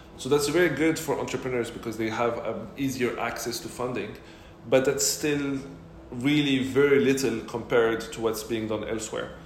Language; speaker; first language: English; non-native, fluent; Arabic